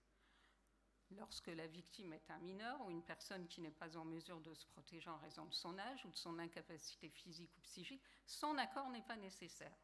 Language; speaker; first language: French; native; French